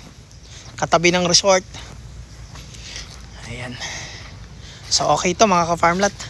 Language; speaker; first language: Filipino; native; Filipino